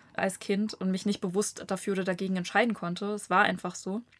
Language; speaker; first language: German; native; German